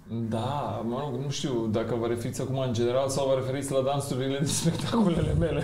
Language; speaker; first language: Romanian; non-native, fluent; Macedonian